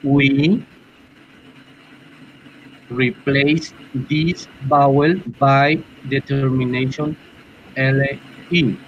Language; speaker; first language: English; non-native, learner; Spanish